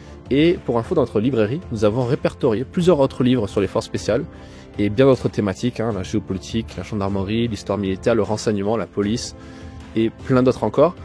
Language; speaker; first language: French; native; French